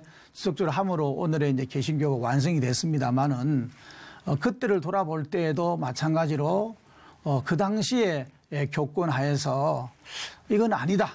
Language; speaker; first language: Korean; native; Korean